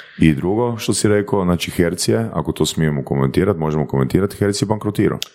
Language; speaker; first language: Croatian; native; Croatian